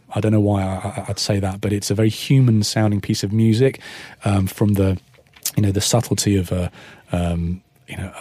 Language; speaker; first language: English; native; English